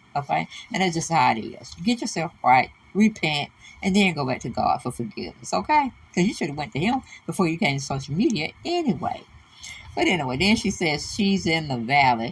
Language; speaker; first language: English; native; English